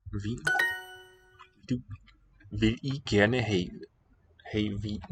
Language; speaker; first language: Danish; non-native, learner; English